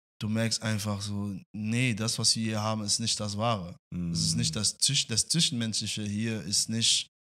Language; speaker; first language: German; non-native, fluent; French